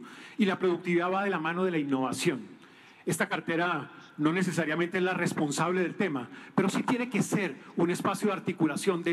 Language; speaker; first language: Spanish; native; Spanish